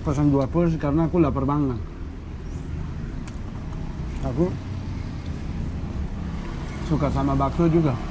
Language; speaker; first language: Indonesian; non-native, learner; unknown